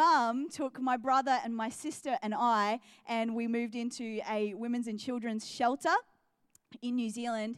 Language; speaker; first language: English; native; English